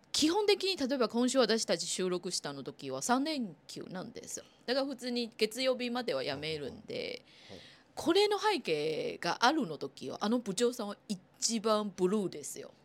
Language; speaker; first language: Japanese; non-native, fluent; Chinese